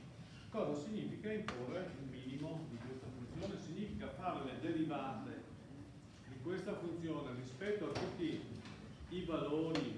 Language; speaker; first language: Italian; native; Italian